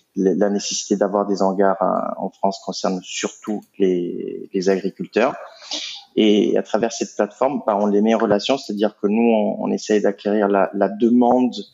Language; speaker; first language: French; non-native, fluent; Italian